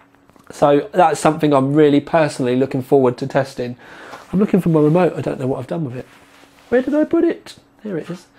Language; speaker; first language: English; native; English